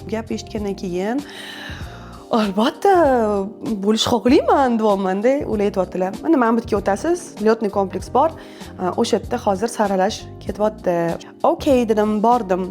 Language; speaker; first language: Uzbek; non-native, local second language; Russian